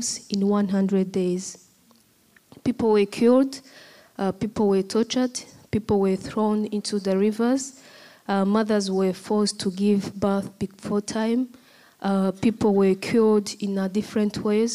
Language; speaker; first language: English; non-native, local second language; Kinyarwanda